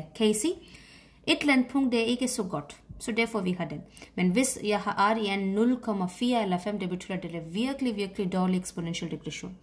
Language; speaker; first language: Danish; non-native, fluent; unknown